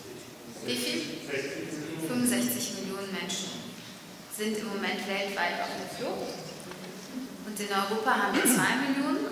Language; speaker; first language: German; early bilingual, other home language; Turkish